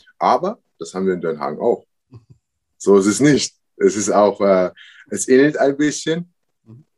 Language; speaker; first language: German; early bilingual, other home language; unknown